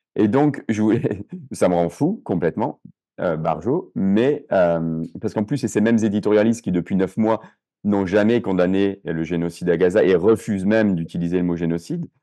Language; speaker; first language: French; native; French